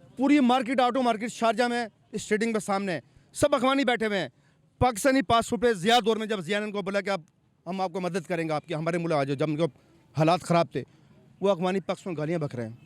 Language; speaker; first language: Urdu; non-native, local second language; Punjabi